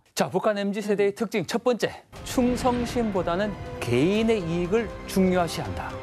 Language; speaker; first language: Korean; native; Korean